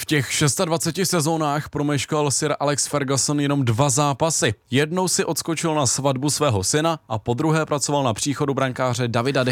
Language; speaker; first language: Czech; native; Czech